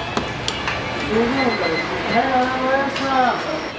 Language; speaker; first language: Japanese; native; Japanese